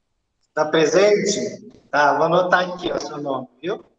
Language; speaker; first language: Portuguese; native; Portuguese